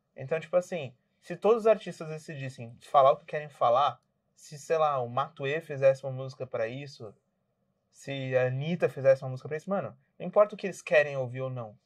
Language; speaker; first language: Portuguese; native; Portuguese